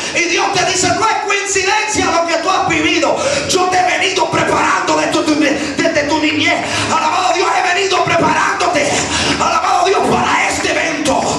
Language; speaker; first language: Spanish; early bilingual, heritage; Spanish